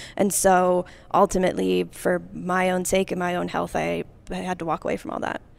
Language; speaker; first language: English; native; English